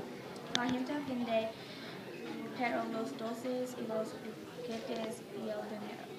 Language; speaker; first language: Spanish; non-native, learner; English